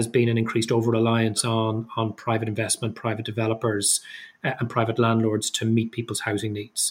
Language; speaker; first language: English; native; English